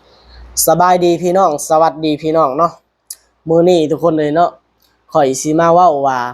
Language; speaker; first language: Thai; non-native, local second language; Lao